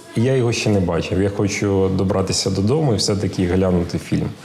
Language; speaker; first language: Ukrainian; non-native, local second language; Russian